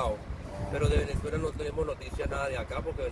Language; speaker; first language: Spanish; native; Spanish